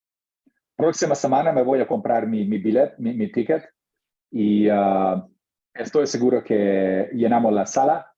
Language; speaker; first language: Spanish; non-native, learner; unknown